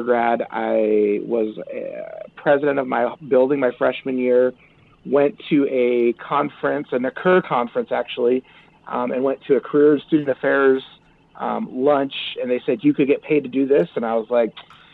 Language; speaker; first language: English; native; English